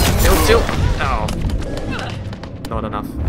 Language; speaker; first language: English; native; English